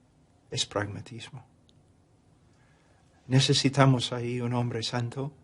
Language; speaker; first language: Spanish; non-native, fluent; English